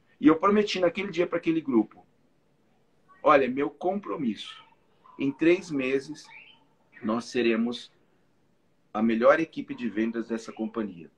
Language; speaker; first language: Portuguese; native; Portuguese